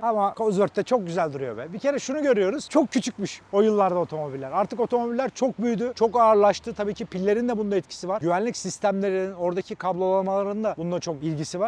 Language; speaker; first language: Turkish; native; Turkish